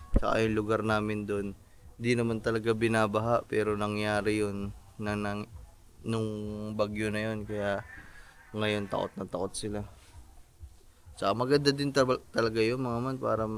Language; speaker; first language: Filipino; native; Filipino